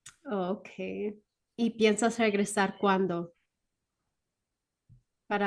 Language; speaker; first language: Spanish; early bilingual, heritage; Spanish